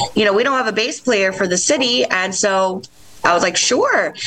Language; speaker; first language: English; native; English